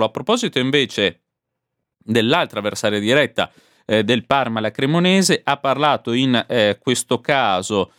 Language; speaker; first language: Italian; native; Italian